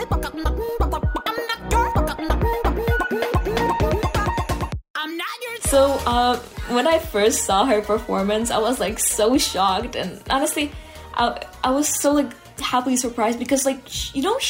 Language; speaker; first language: English; early bilingual, other home language; Hebrew